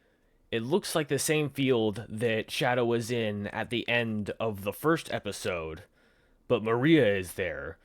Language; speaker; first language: English; native; English